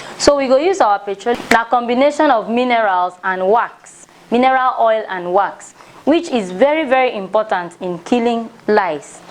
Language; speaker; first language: Nigerian Pidgin; non-native, local second language; Ibibio